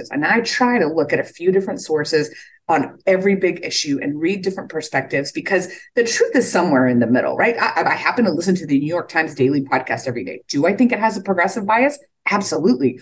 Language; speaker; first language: English; native; English